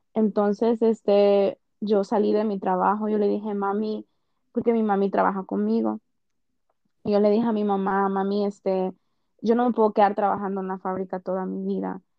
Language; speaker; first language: Spanish; early bilingual, heritage; Spanish